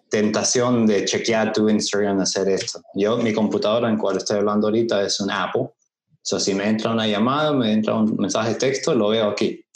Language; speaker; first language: Spanish; early bilingual, heritage; Spanish